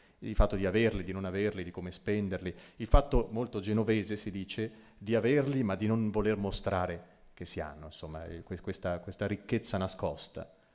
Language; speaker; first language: Italian; native; Italian